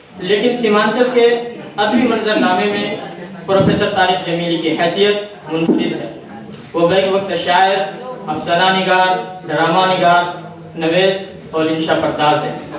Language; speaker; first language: Urdu; native; Urdu